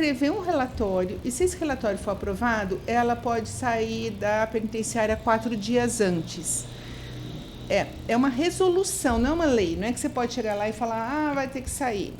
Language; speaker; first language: Portuguese; native; Portuguese